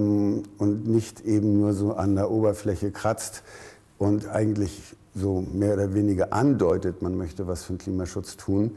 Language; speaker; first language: German; native; German